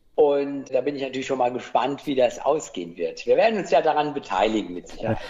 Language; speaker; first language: German; native; German